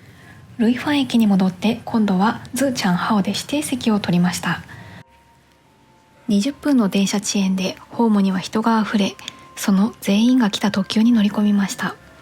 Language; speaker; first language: Japanese; native; Japanese